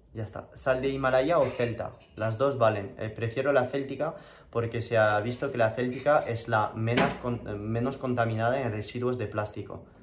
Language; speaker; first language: Spanish; non-native, fluent; French